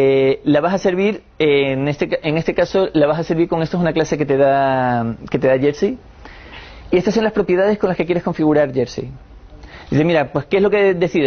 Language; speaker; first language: Spanish; native; Spanish